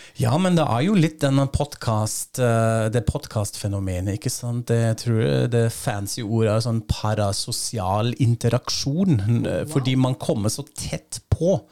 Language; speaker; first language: Norwegian; non-native, fluent; German